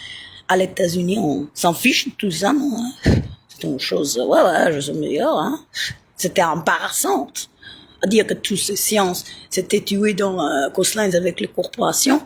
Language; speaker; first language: French; non-native, learner; Italian